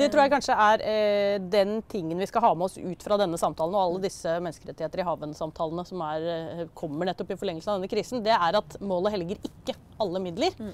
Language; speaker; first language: Norwegian; native; Norwegian